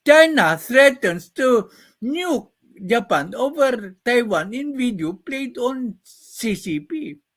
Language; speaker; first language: English; non-native, local second language; Filipino